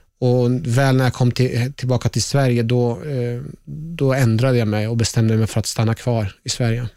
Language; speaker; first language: Swedish; early bilingual, other home language; Persian